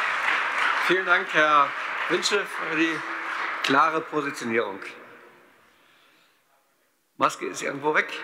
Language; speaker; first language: German; native; German